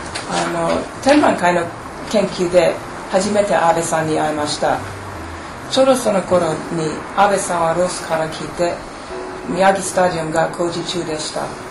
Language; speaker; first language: Japanese; non-native, fluent; English